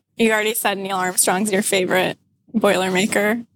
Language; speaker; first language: English; native; English